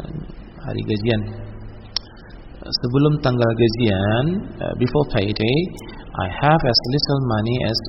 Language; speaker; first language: English; non-native, local second language; Indonesian